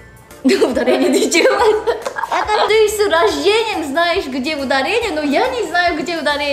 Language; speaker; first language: Russian; non-native, learner; Korean